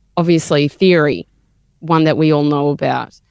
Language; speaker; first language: English; native; English